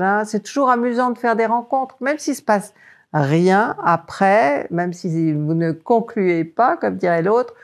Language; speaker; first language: French; native; French